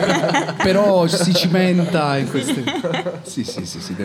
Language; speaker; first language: Italian; native; Italian